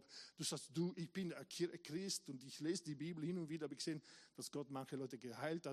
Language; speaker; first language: German; non-native, fluent; English